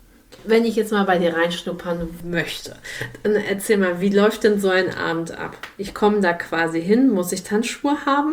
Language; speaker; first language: German; native; German